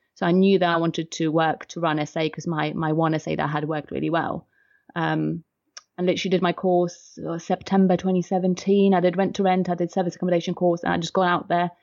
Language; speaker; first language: English; non-native, fluent; Polish